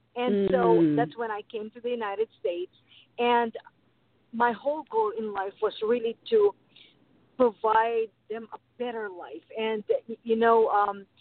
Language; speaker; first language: English; non-native, local second language; Filipino